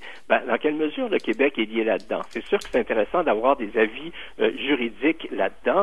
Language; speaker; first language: French; native; French